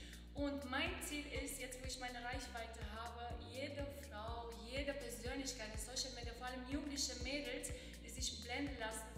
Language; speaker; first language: German; non-native, fluent; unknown